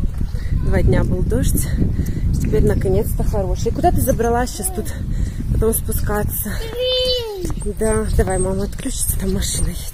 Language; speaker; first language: Russian; native; Russian